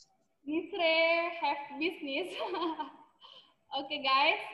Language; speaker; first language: English; non-native, learner; Indonesian